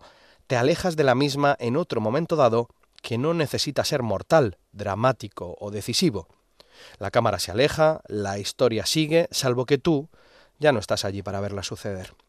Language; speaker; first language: Spanish; native; Spanish